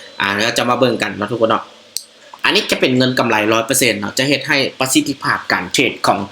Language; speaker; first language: Thai; non-native, local second language; Northeastern Thai